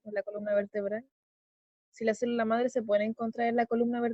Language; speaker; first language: Spanish; native; Spanish